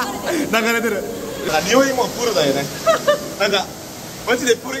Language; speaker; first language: Japanese; non-native, fluent; Indonesian